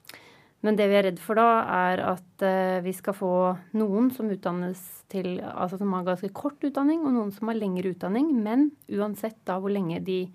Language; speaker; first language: Norwegian; native; Norwegian